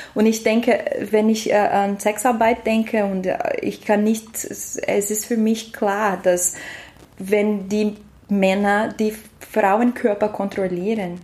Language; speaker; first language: German; non-native, learner; Portuguese